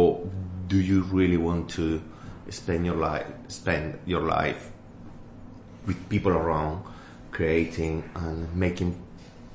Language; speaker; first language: English; non-native, fluent; Spanish